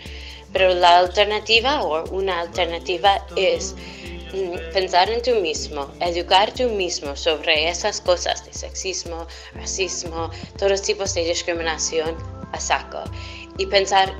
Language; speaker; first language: Spanish; non-native, fluent; English